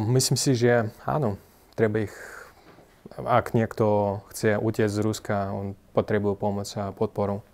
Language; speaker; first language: Slovak; non-native, fluent; Russian